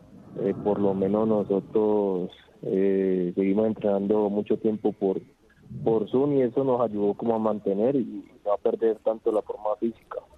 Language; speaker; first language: Spanish; native; Spanish